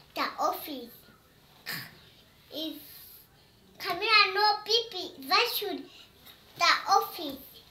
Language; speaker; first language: English; non-native, learner; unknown